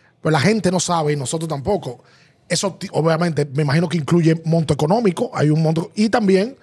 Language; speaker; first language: Spanish; native; Spanish